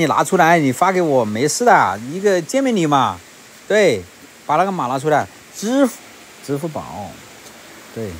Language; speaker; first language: Chinese; native; Chinese